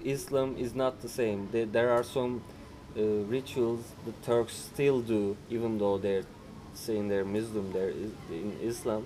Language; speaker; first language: English; non-native, fluent; Turkish